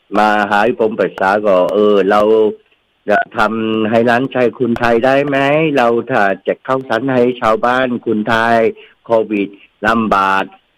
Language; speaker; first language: Thai; non-native, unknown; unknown